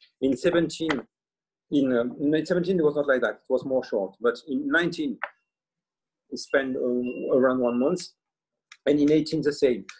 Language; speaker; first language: English; non-native, learner; French